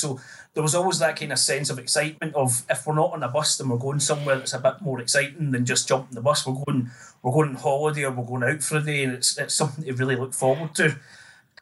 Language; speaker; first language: English; native; English